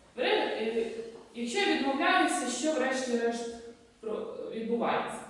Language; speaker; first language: Ukrainian; non-native, local second language; Russian